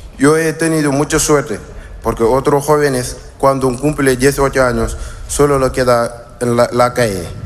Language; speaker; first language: Spanish; non-native, learner; Wolof